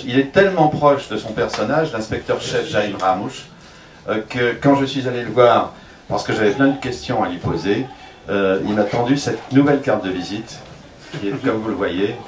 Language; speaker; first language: French; native; French